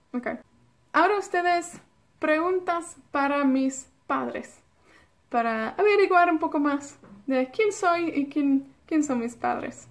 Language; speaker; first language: Spanish; non-native, fluent; Welsh